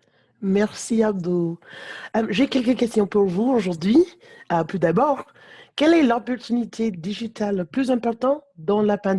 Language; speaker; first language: French; non-native, learner; English